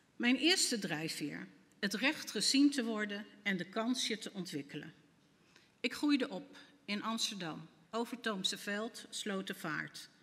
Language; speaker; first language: Dutch; native; Dutch